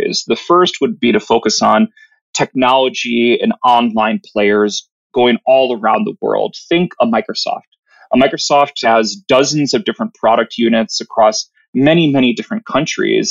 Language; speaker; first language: English; native; English